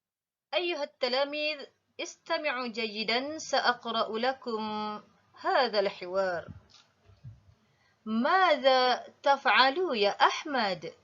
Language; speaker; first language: Arabic; non-native, learner; Malay